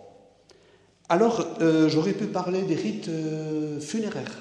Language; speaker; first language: French; native; French